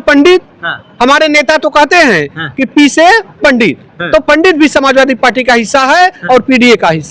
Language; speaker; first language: Hindi; native; Hindi